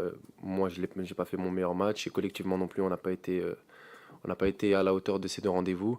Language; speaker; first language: French; native; French